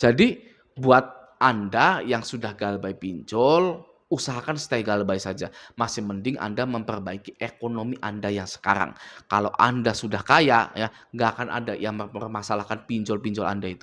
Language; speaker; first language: Indonesian; native; Indonesian